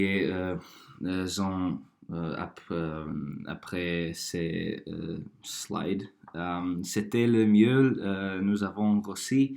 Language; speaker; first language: French; non-native, learner; Croatian